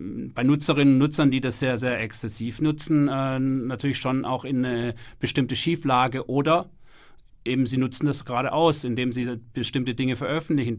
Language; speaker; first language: German; native; German